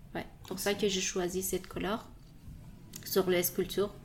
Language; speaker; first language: French; non-native, learner; Persian